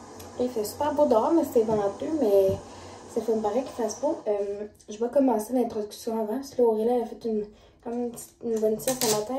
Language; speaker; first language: French; native; French